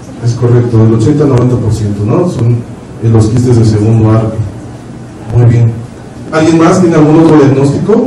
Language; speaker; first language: Spanish; native; Spanish